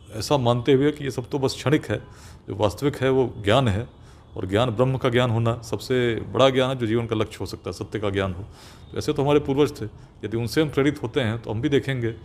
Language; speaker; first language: Hindi; native; Hindi